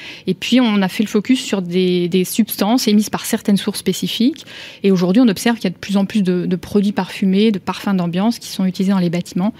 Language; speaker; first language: French; native; French